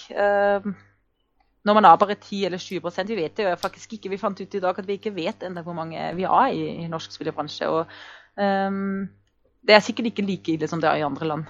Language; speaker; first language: Norwegian; non-native, fluent; German